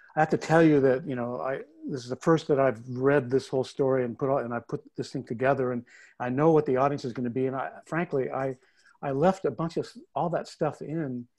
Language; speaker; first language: English; native; English